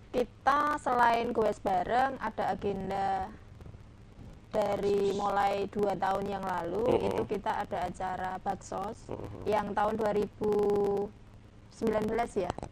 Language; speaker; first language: Indonesian; native; Indonesian